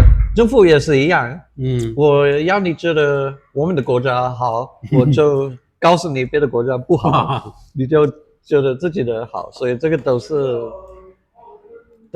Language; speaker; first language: Chinese; non-native, fluent; English